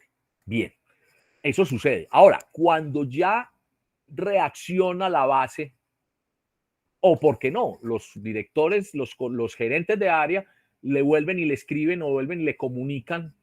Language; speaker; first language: Spanish; native; Spanish